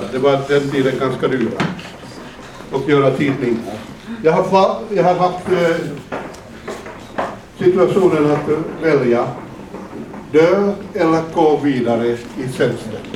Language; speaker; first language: Swedish; non-native, fluent; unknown